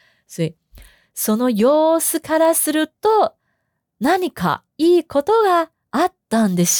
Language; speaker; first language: Japanese; non-native, fluent; Chinese